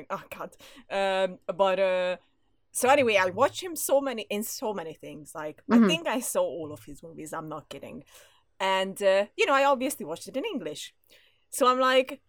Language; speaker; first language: English; non-native, fluent; Hungarian